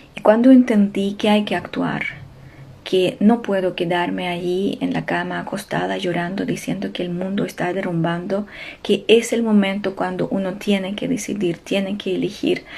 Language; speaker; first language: Spanish; non-native, fluent; Ukrainian